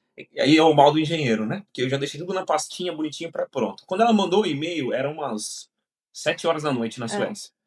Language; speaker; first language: Portuguese; native; Portuguese